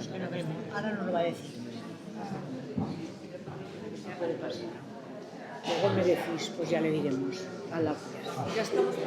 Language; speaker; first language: Spanish; native; Spanish